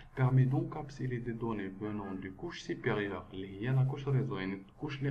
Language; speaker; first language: French; non-native, local second language; Arabic